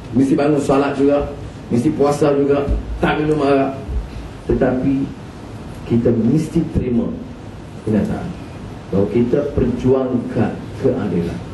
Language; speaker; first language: Malay; native; Malay